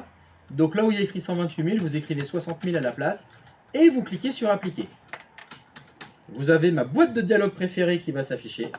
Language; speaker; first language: French; native; French